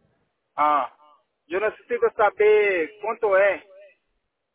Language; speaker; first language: Spanish; non-native, learner; Portuguese